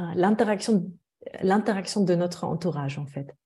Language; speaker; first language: French; non-native, fluent; German